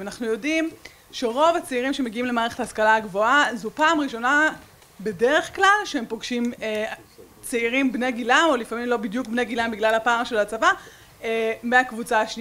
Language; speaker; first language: Hebrew; native; Hebrew